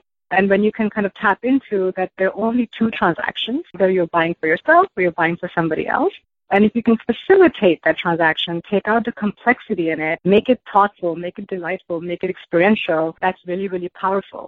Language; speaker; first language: English; non-native, local second language; Hindi